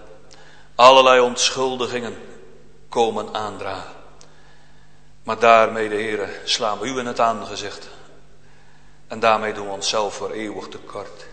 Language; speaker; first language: Dutch; native; Dutch